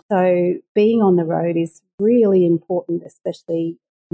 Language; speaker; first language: English; native; English